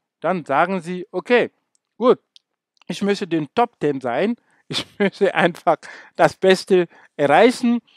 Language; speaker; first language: German; non-native, fluent; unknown